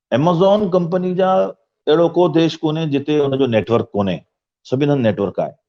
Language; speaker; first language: Sindhi; early bilingual, heritage; Sindhi